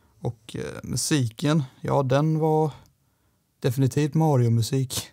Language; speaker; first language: Swedish; native; Swedish